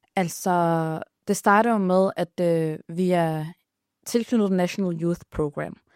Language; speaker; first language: Danish; early bilingual, other home language; Arabic